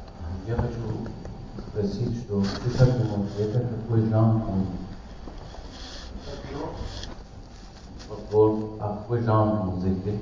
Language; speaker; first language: Russian; non-native, learner; Persian